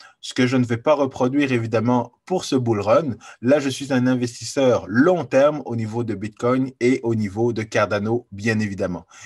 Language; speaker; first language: French; native; French